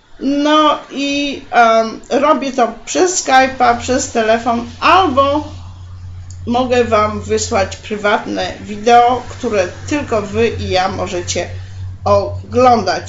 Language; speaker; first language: Polish; native; Polish